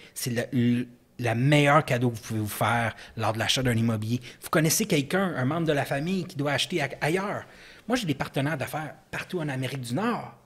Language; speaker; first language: French; native; French